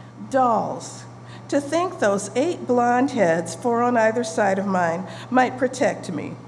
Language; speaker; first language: English; native; English